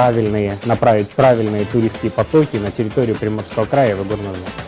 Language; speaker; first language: Russian; native; Russian